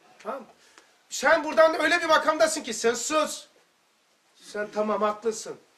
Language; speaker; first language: Turkish; native; Turkish